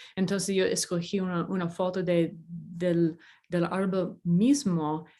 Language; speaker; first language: Spanish; non-native, fluent; English